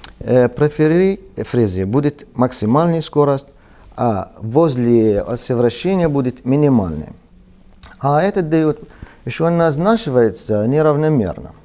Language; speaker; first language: Russian; non-native, learner; Arabic